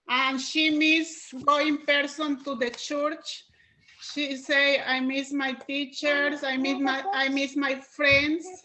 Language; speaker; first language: English; non-native, learner; Spanish